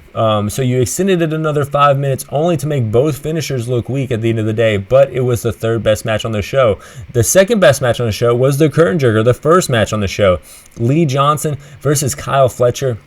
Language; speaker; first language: English; native; English